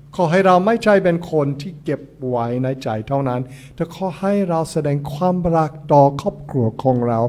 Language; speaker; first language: Thai; non-native, fluent; English